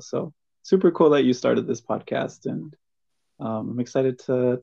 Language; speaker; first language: English; early bilingual, other home language; Spanish